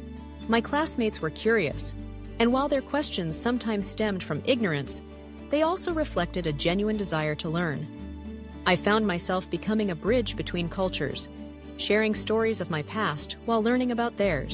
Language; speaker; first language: English; early bilingual, other home language; Russian